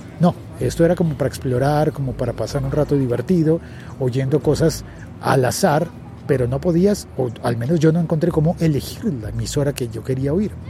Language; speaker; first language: Spanish; native; Spanish